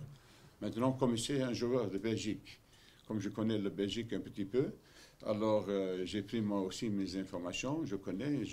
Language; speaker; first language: French; non-native, learner; Dutch